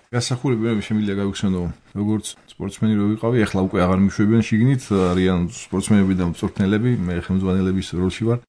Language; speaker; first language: Georgian; native; Georgian